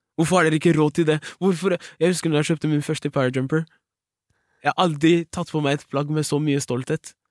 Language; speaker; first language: Norwegian; early bilingual, other home language; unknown